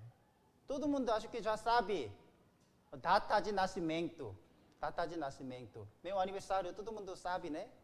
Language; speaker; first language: Portuguese; non-native, learner; Korean